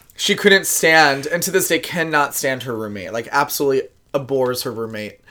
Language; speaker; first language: English; native; English